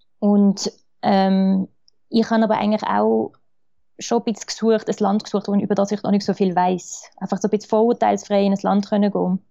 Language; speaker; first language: German; early bilingual, other home language; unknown